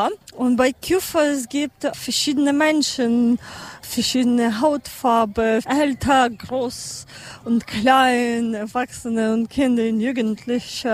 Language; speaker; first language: German; non-native, learner; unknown